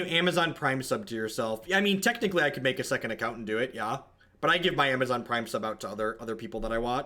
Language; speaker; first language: English; native; English